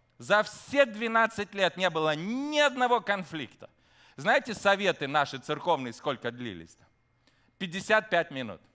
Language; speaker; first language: Russian; native; Russian